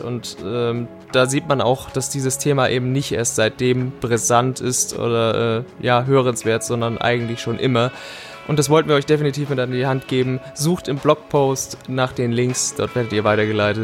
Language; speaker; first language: German; native; German